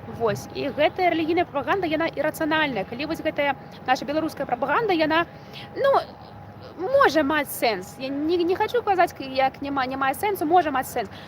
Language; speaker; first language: Belarusian; non-native, local second language; Russian